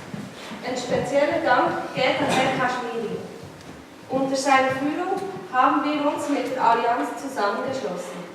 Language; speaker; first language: German; non-native, fluent; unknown